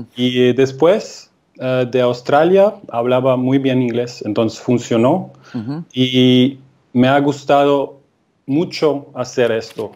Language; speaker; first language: Spanish; non-native, fluent; Russian